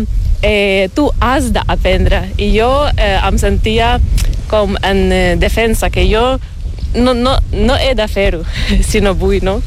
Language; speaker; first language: Catalan; non-native, learner; Ukrainian